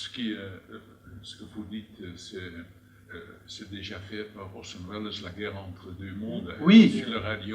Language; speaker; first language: French; non-native, fluent; Dutch